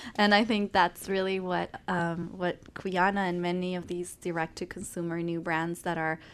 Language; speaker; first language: English; non-native, fluent; Spanish